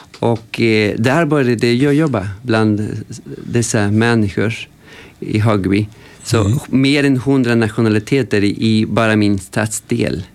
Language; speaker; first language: Swedish; non-native, fluent; Spanish